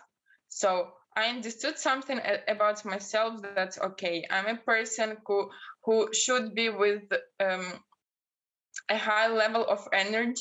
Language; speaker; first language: English; non-native, fluent; Russian